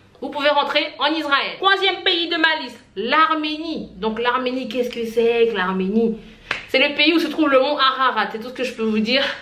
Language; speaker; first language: French; non-native, local second language; Haitian Creole